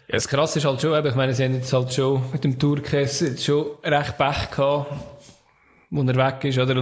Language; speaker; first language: German; native; German